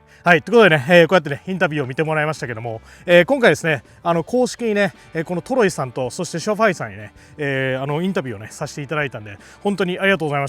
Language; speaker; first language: Japanese; native; Japanese